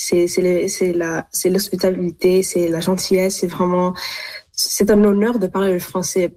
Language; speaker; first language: French; non-native, local second language; Arabic